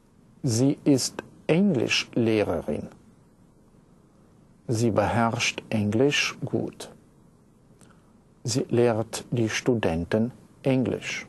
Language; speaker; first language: German; non-native, fluent; Russian